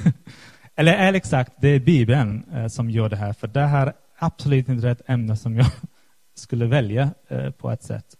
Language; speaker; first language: Swedish; non-native, fluent; English